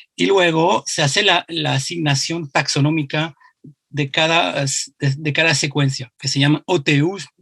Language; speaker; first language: Spanish; non-native, fluent; French